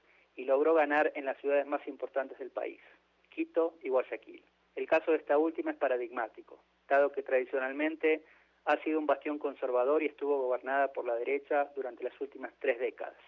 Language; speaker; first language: Spanish; native; Spanish